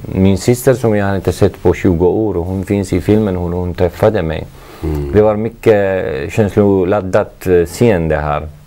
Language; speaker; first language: Swedish; non-native, fluent; Arabic